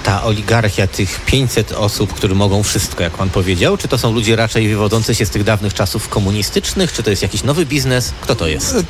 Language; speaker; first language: Polish; native; Polish